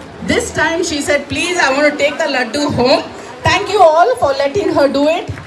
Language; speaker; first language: English; non-native, local second language; Telugu